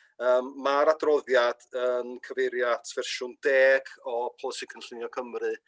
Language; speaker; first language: Welsh; native; Welsh